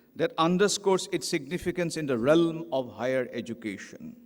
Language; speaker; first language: English; non-native, local second language; Assamese